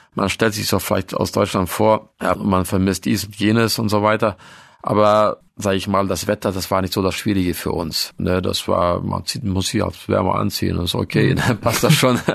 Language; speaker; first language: German; early bilingual, other home language; Russian